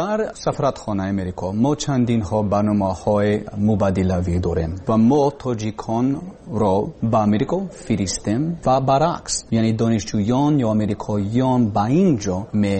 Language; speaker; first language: Persian; non-native, learner; English